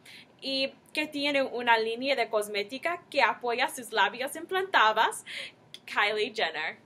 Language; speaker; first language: Spanish; non-native, learner; English